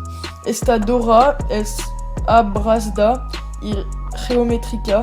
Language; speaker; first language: Spanish; non-native, learner; French